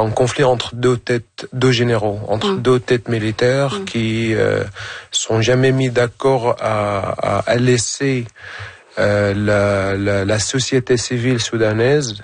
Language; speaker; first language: French; non-native, fluent; Arabic